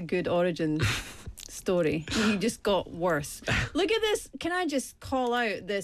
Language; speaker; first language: English; native; English